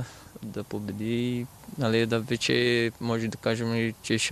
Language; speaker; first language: Bulgarian; non-native, learner; Portuguese